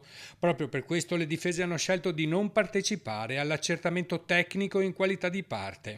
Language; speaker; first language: Italian; native; Italian